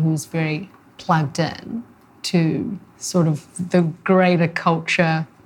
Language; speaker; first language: English; native; English